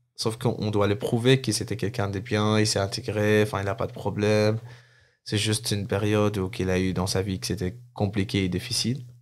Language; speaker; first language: French; non-native, fluent; Arabic